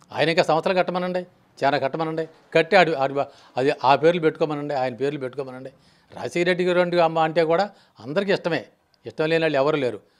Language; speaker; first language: Telugu; native; Telugu